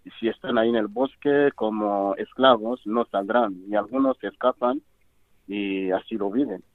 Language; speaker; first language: Spanish; non-native, fluent; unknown